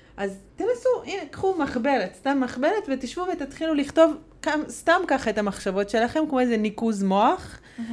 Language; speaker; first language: Hebrew; non-native, fluent; Hungarian